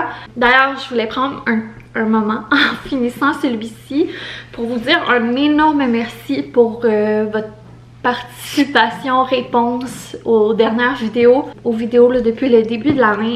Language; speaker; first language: French; native; French